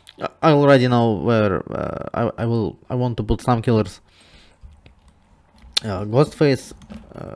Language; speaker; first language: English; non-native, fluent; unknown